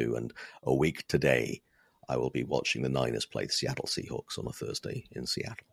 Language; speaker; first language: English; non-native, local second language; Welsh